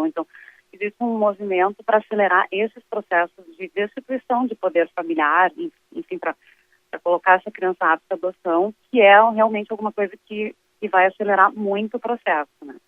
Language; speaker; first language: Portuguese; native; Portuguese